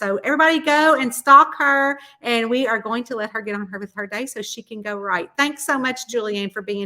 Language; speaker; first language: English; native; English